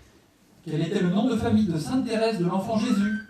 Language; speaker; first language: French; native; French